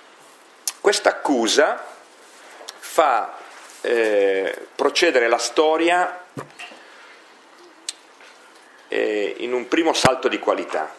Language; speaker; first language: Italian; native; Italian